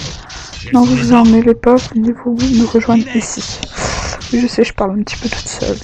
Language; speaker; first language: French; native; French